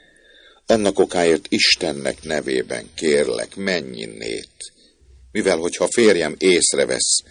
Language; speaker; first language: Hungarian; native; Hungarian